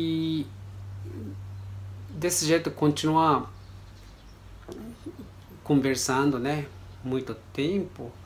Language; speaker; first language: Portuguese; non-native, learner; Japanese